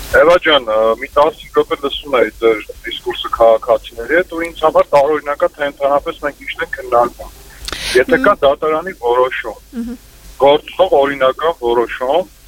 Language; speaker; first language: Armenian; native; Armenian